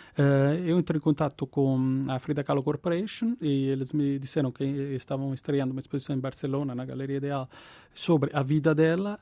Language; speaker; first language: Portuguese; non-native, fluent; Italian